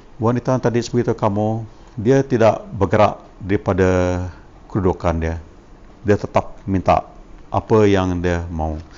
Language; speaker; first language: Malay; non-native, local second language; Iban